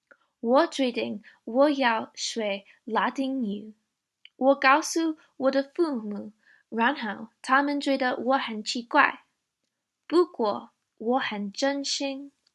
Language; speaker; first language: Chinese; non-native, learner; English